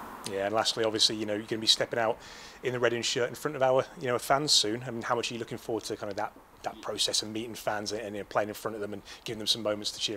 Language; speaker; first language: English; native; English